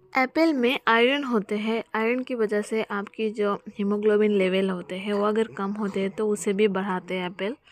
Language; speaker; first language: Hindi; non-native, local second language; Bangla